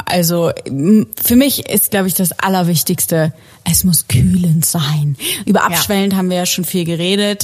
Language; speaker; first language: German; native; German